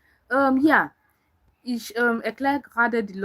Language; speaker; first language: German; non-native, learner; Yoruba